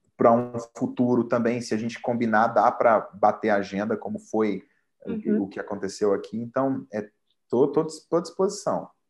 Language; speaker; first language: Portuguese; native; Portuguese